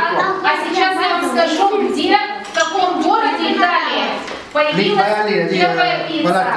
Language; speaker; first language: Russian; native; Russian